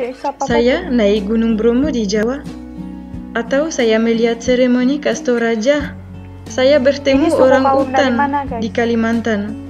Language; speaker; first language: Indonesian; non-native, fluent; French